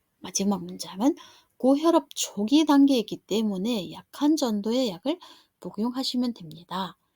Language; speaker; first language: Korean; non-native, fluent; Mongolian